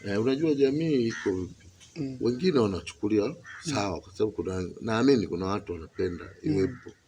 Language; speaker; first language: Swahili; native; Swahili